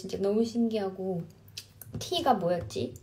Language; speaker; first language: Korean; non-native, fluent; Chinese